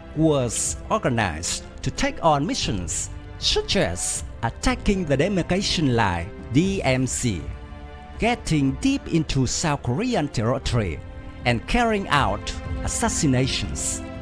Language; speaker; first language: English; non-native, fluent; Vietnamese